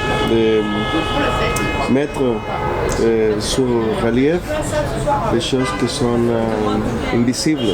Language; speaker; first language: French; non-native, fluent; Spanish